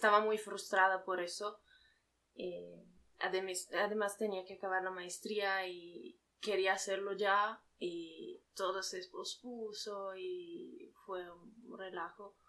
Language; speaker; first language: Spanish; non-native, fluent; Italian